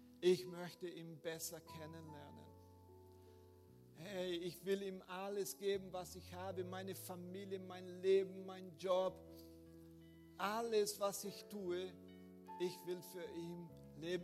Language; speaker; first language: German; non-native, fluent; Portuguese